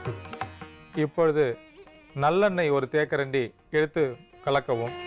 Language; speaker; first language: Tamil; native; Tamil